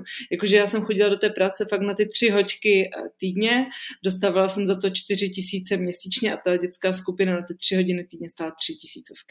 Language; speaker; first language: Czech; native; Czech